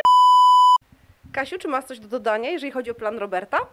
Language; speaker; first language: Polish; native; Polish